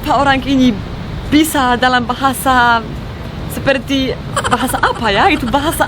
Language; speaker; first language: Indonesian; non-native, fluent; Polish